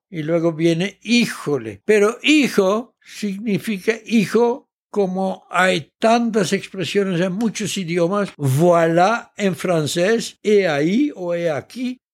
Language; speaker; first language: Spanish; early bilingual, heritage; Dutch